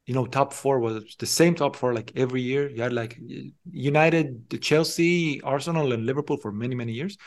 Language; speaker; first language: English; non-native, fluent; Hebrew